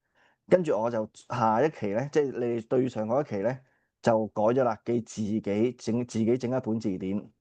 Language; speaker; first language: Cantonese; native; Cantonese